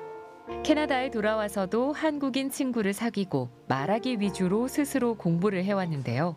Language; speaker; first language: Korean; native; Korean